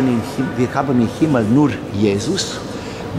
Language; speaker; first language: German; non-native, learner; Italian